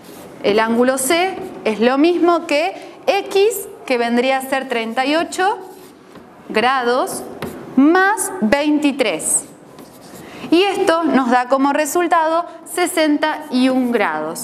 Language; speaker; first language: Spanish; native; Spanish